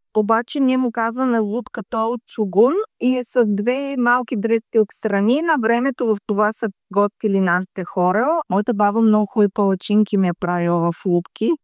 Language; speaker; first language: Bulgarian; native; Bulgarian